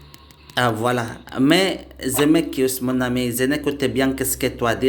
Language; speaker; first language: French; non-native, learner; Indonesian